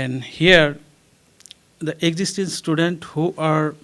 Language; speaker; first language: English; non-native, local second language; Bangla